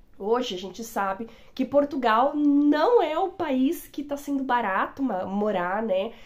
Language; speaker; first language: Portuguese; native; Portuguese